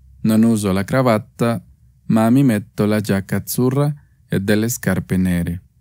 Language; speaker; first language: Italian; non-native, fluent; Spanish